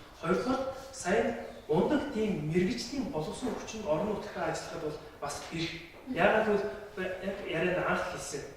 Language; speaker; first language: Mongolian; non-native, local second language; Kazakh